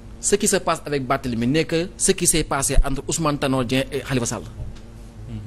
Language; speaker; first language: French; non-native, local second language; Wolof